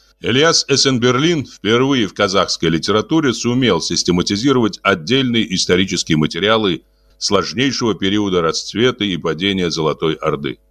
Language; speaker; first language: Russian; native; Russian